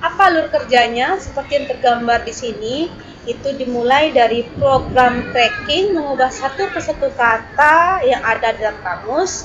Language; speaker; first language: Indonesian; native; Indonesian